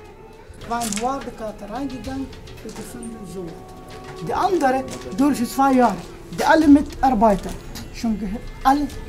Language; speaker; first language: German; non-native, learner; Arabic